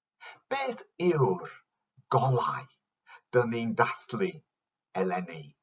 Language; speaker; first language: Welsh; non-native, learner; English